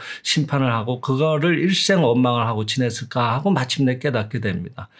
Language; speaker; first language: Korean; native; Korean